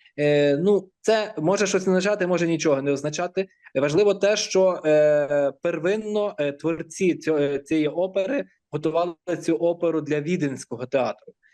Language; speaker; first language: Ukrainian; native; Ukrainian